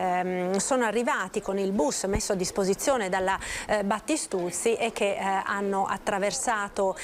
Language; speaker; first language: Italian; native; Italian